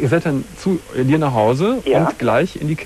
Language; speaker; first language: German; native; German